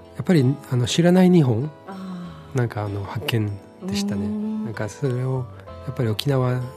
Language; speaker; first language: Japanese; non-native, fluent; French